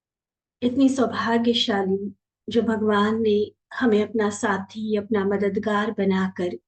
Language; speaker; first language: Hindi; native; Hindi